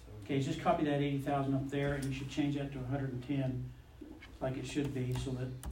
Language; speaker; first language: English; native; English